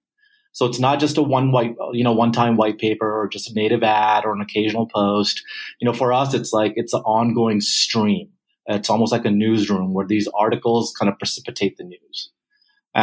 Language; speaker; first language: English; non-native, local second language; Punjabi